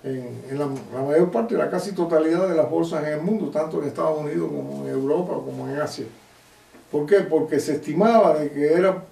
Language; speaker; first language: Spanish; native; Spanish